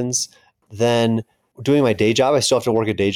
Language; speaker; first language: English; native; English